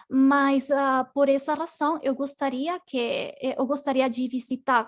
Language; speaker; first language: Portuguese; non-native, learner; Spanish